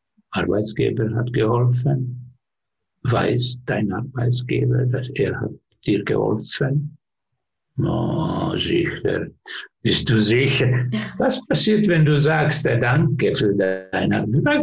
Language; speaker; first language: German; non-native, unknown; Finnish